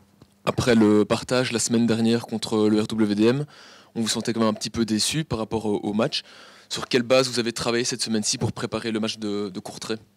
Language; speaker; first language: French; native; French